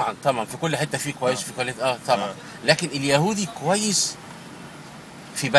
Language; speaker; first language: Arabic; native; Arabic